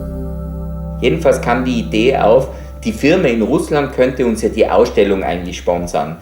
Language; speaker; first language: German; native; German